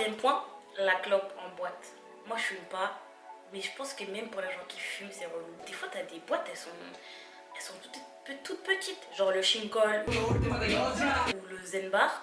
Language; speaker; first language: French; native; French